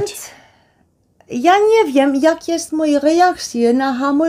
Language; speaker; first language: Polish; non-native, learner; Dutch